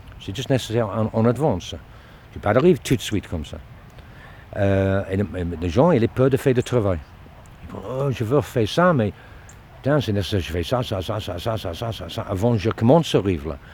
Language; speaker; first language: French; non-native, learner; English